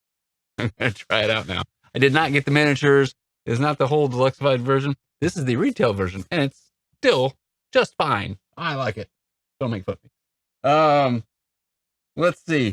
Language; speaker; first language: English; native; English